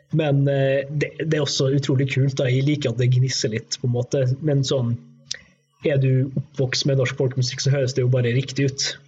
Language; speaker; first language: Norwegian; native; Norwegian